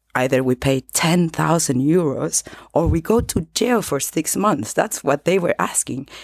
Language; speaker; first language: English; non-native, fluent; Spanish